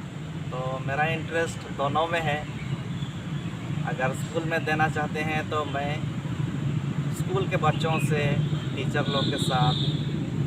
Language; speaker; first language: Hindi; non-native, local second language; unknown